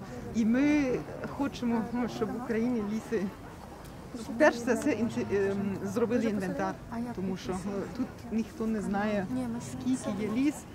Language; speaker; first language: Ukrainian; non-native, learner; German